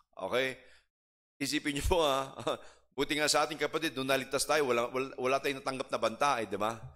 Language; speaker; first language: Filipino; non-native, local second language; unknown